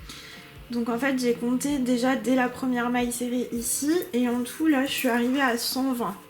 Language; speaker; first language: French; native; French